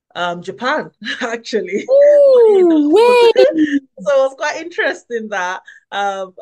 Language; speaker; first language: English; non-native, local second language; Yoruba